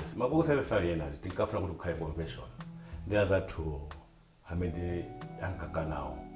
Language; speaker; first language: Nyanja; non-native, local second language; Tumbuka